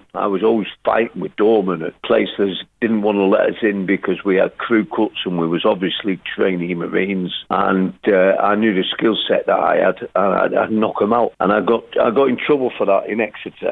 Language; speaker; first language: English; native; English